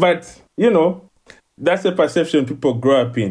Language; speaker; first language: English; non-native, local second language; Ganda